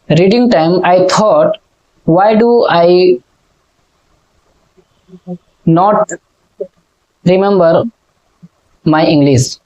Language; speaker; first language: English; non-native, learner; Hindi